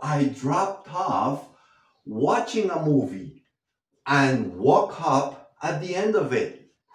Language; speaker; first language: English; non-native, fluent; Spanish